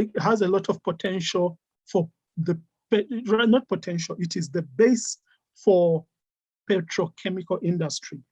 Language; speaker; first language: English; non-native, local second language; Ganda